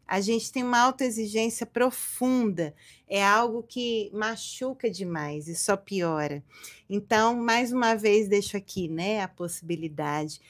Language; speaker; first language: Portuguese; native; Portuguese